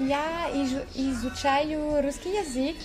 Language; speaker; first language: Russian; non-native, learner; French